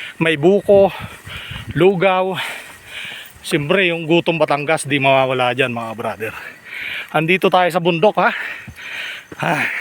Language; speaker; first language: Filipino; native; Filipino